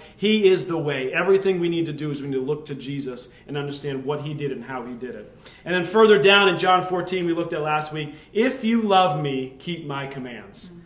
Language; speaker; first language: English; native; English